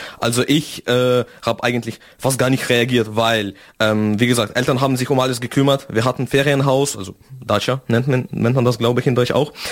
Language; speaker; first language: German; non-native, fluent; Russian